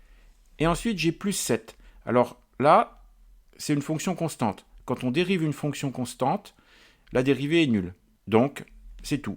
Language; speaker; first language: French; native; French